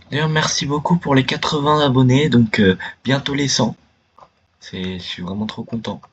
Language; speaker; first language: French; native; French